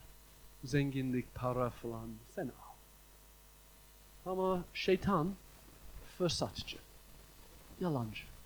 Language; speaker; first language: Turkish; non-native, fluent; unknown